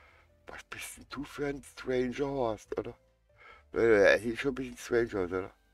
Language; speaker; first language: German; native; German